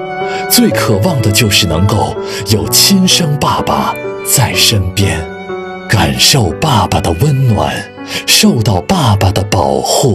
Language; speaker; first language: Chinese; native; Chinese